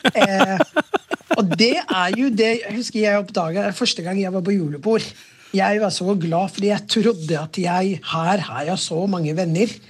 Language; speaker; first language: Norwegian; non-native, fluent; Somali